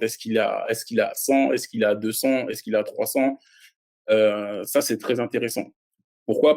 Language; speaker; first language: French; native; French